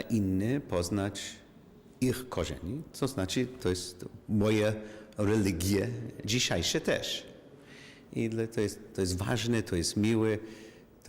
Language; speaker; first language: Polish; non-native, learner; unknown